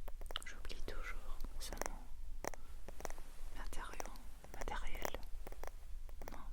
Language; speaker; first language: French; non-native, fluent; English